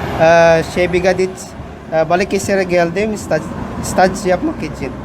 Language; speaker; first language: Turkish; non-native, learner; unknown